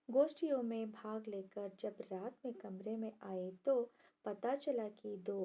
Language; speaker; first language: Hindi; non-native, local second language; Kannada